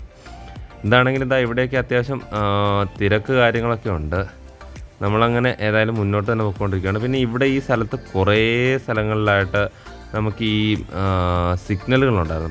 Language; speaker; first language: Malayalam; native; Malayalam